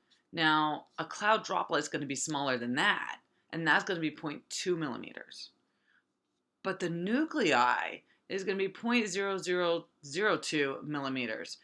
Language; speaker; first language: English; native; English